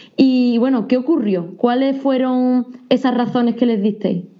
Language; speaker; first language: Spanish; native; Spanish